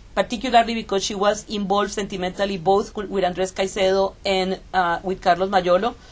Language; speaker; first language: English; non-native, fluent; Spanish